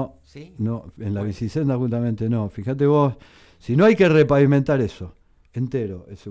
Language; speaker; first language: Spanish; native; Spanish